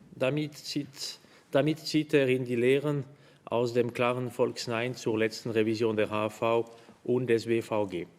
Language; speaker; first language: German; non-native, local second language; French